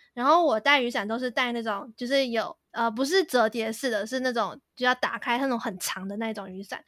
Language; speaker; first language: Chinese; native; Chinese